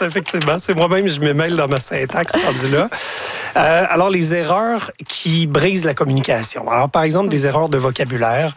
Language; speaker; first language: French; native; French